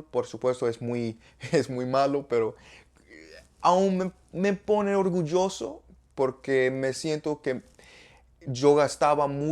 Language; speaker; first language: Spanish; non-native, learner; English